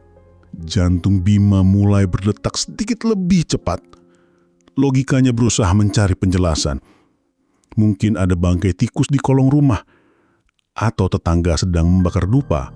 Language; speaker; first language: Indonesian; native; Indonesian